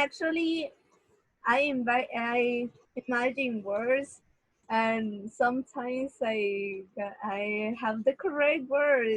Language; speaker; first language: English; non-native, learner; Spanish